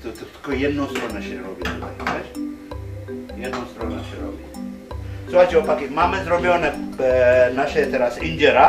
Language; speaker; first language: Polish; non-native, fluent; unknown